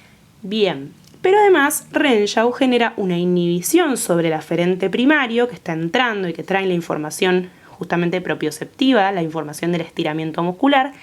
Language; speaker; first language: Spanish; native; Spanish